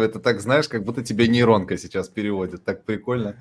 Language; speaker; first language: Russian; native; Russian